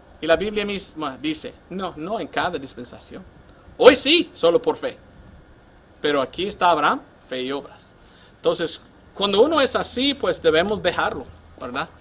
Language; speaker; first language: Spanish; non-native, fluent; English